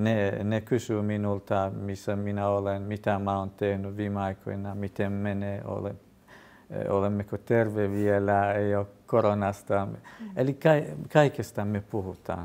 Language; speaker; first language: Finnish; non-native, fluent; Kurdish